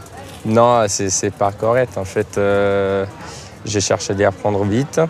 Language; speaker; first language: French; non-native, fluent; Italian